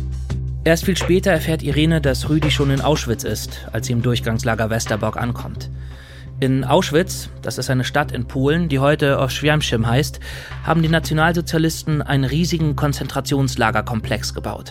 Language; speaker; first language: German; native; German